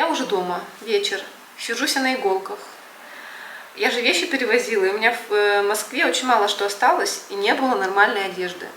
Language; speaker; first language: Russian; native; Russian